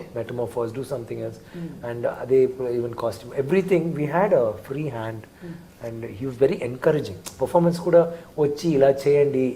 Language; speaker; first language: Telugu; non-native, learner; Tamil